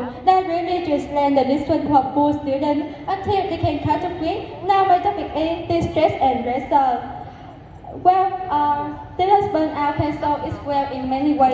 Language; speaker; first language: English; non-native, learner; Vietnamese